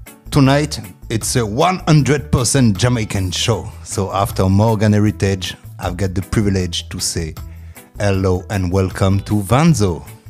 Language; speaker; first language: English; non-native, fluent; French